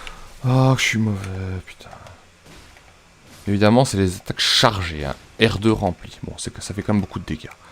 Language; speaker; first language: French; native; French